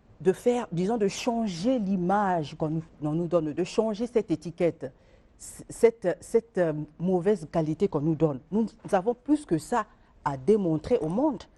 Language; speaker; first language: French; non-native, local second language; Lingala